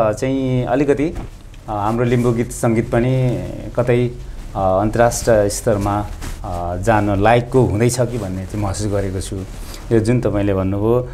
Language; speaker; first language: Nepali; non-native, local second language; Limbu